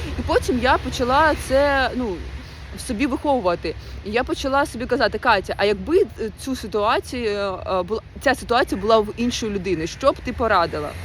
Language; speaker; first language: Ukrainian; non-native, local second language; Russian